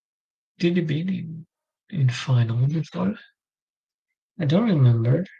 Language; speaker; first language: English; non-native, learner; French